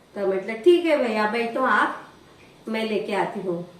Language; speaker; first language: Hindi; non-native, local second language; Marathi